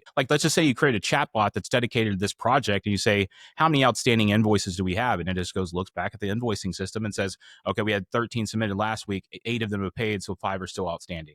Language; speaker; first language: English; native; English